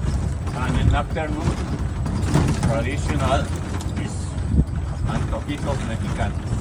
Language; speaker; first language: English; non-native, learner; Spanish